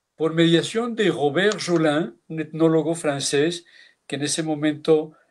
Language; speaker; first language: Spanish; early bilingual, heritage; Basque